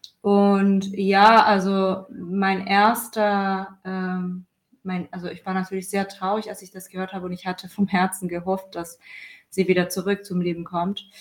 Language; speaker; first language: German; non-native, fluent; Persian